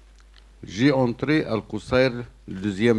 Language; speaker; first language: French; non-native, learner; Arabic